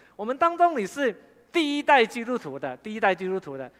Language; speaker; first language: Chinese; native; Chinese